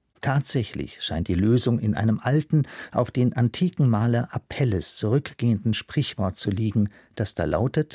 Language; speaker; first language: German; native; German